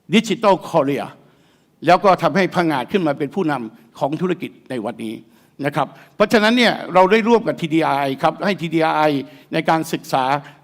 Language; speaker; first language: Thai; native; Thai